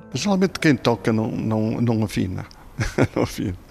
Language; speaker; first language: Portuguese; native; Portuguese